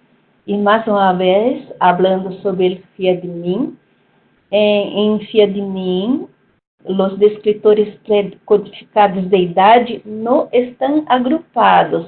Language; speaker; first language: Spanish; non-native, fluent; Portuguese